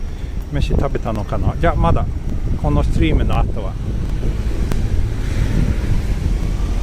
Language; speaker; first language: Japanese; non-native, learner; Swedish